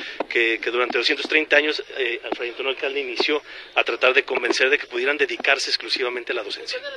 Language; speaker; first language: Spanish; native; Spanish